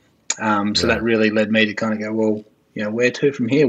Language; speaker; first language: English; native; English